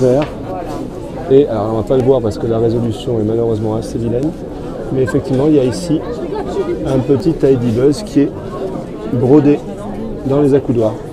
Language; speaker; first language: French; native; French